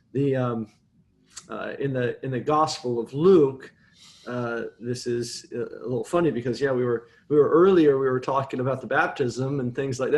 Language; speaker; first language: English; native; English